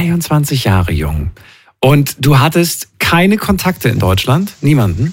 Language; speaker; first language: German; native; German